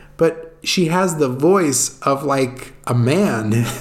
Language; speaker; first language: English; native; English